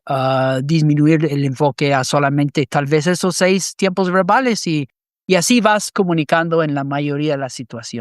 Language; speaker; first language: Spanish; non-native, fluent; English